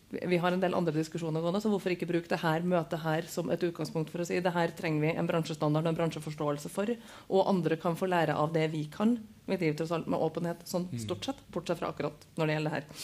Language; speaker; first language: Norwegian; native; Norwegian